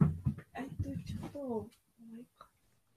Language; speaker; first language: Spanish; early bilingual, heritage; Spanish